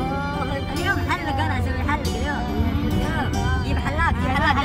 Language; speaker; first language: Arabic; non-native, learner; Filipino